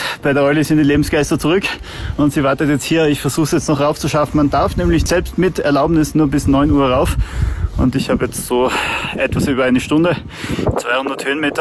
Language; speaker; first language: German; native; German